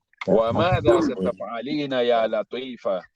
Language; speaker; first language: Arabic; non-native, fluent; English